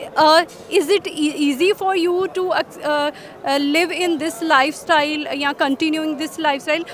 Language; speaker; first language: English; non-native, local second language; Punjabi